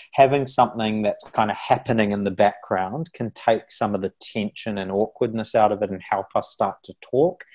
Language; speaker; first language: English; native; English